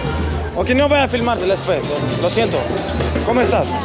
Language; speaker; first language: Spanish; non-native, learner; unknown